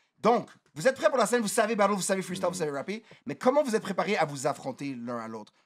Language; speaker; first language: French; native; French